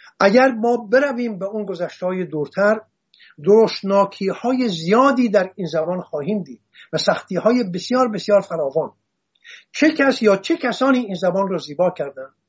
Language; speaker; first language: Persian; non-native, local second language; Assyrian Neo-Aramaic